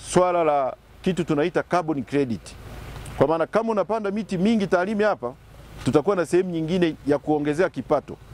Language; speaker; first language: Swahili; native; Swahili